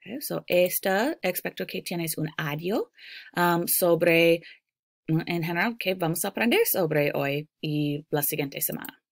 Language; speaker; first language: Spanish; non-native, fluent; English